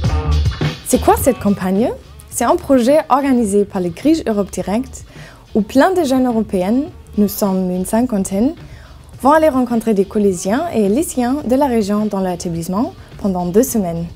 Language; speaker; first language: French; non-native, fluent; German